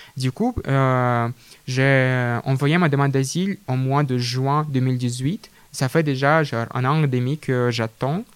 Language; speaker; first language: French; non-native, fluent; Russian